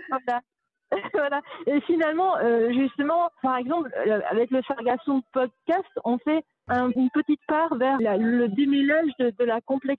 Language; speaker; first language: French; native; French